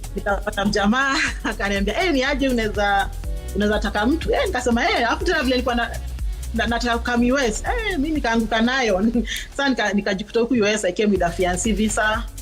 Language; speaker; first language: Swahili; native; Swahili